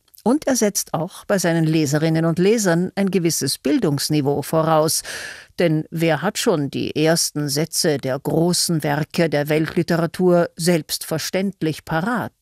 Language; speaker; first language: German; native; German